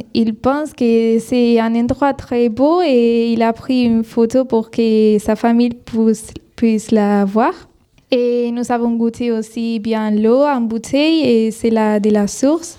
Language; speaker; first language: French; non-native, fluent; Spanish